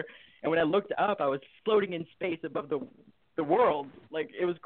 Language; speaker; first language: English; native; English